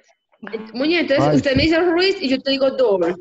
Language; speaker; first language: Spanish; native; Spanish